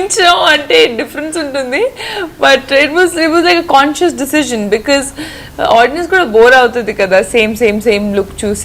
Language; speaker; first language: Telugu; non-native, fluent; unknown